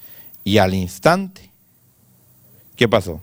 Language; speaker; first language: Spanish; native; Spanish